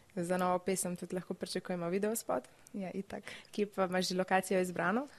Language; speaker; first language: Slovenian; native; Slovenian